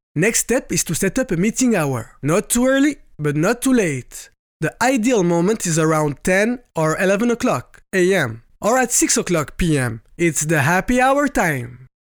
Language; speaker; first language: English; non-native, fluent; French